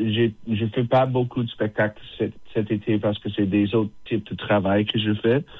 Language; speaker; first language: French; non-native, local second language; English